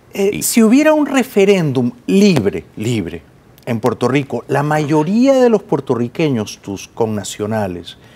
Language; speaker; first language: Spanish; native; Spanish